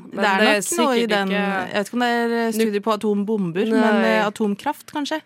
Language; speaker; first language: Norwegian; native; Norwegian